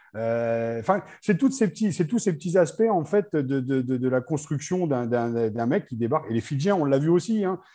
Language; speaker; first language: French; native; French